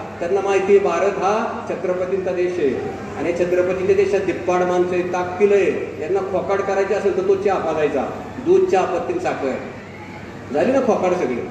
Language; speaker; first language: Marathi; native; Marathi